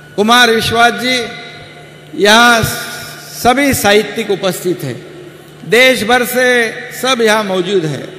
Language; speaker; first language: Hindi; non-native, local second language; Marathi